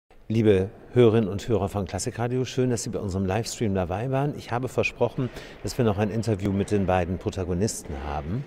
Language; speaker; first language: German; native; German